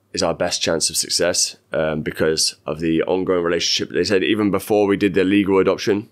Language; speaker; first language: English; native; English